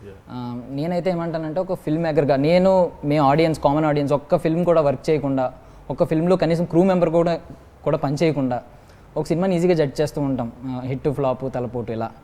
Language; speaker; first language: Telugu; native; Telugu